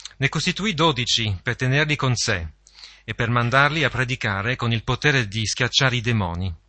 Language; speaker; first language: Italian; native; Italian